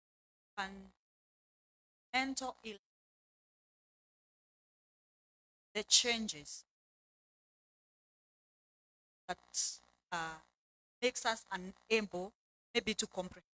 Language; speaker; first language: English; non-native, local second language; Swahili